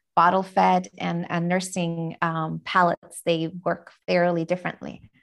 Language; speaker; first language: English; non-native, fluent; Finnish